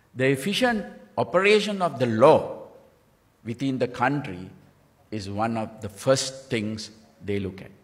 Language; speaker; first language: English; non-native, local second language; Sinhala